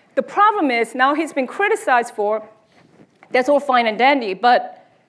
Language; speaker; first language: English; early bilingual, other home language; Korean